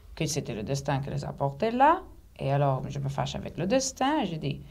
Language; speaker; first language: French; non-native, fluent; Greek